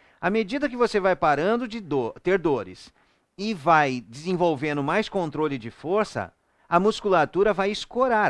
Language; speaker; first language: Portuguese; native; Portuguese